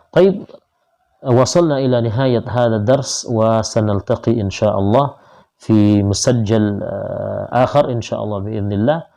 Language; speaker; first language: Arabic; non-native, fluent; Indonesian